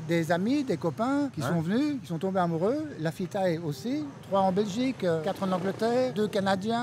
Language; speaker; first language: French; native; French